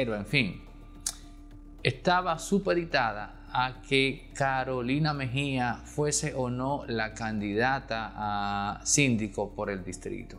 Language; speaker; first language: Spanish; native; Spanish